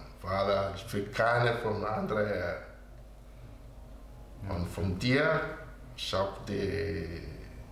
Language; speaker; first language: German; non-native, learner; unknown